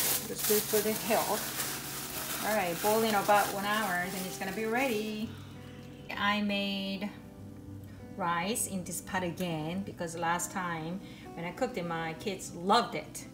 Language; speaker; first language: English; non-native, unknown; Korean